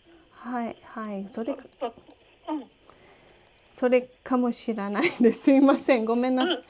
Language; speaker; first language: Japanese; non-native, learner; English